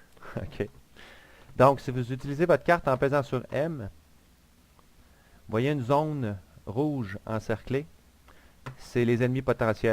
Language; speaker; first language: French; native; French